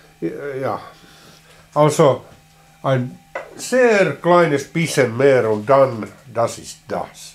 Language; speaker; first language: German; non-native, learner; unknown